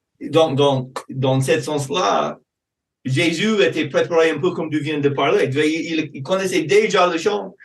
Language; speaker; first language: French; non-native, fluent; English